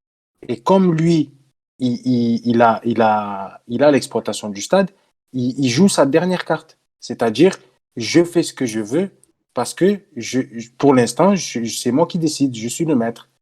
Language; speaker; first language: French; native; French